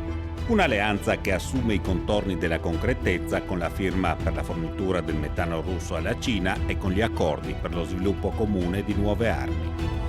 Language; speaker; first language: Italian; native; Italian